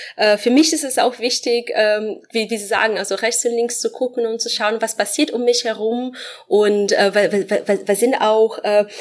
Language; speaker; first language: German; non-native, fluent; Portuguese